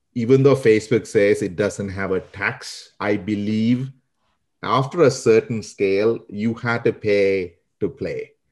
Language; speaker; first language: English; non-native, local second language; Sinhala